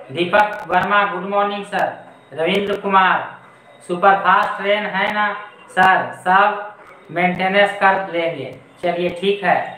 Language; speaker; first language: Hindi; native; Hindi